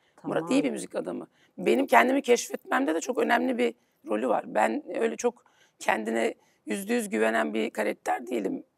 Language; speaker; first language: Turkish; native; Turkish